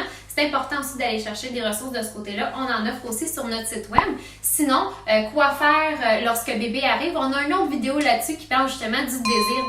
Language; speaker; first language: French; native; French